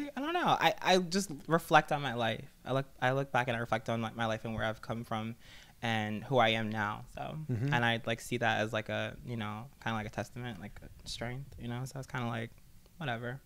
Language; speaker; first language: English; native; English